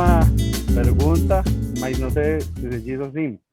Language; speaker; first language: Portuguese; non-native, learner; Spanish